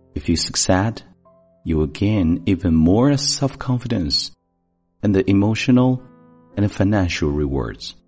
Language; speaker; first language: English; non-native, fluent; Chinese